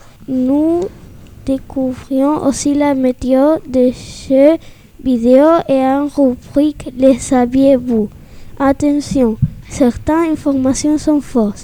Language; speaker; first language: French; non-native, learner; Spanish